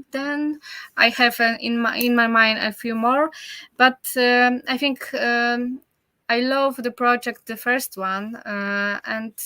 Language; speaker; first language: English; non-native, learner; Polish